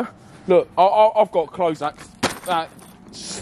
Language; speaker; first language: English; native; English